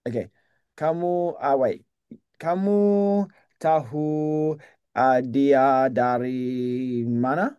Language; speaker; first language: Indonesian; non-native, learner; English